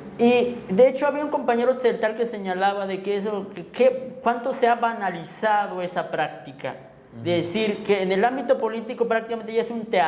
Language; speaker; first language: Spanish; native; Spanish